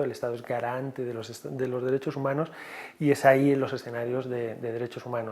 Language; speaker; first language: Spanish; native; Spanish